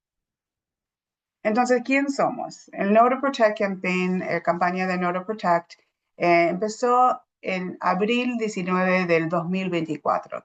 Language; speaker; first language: Spanish; non-native, fluent; English